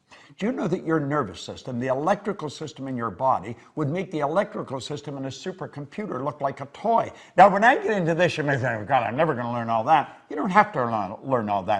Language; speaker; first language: English; native; English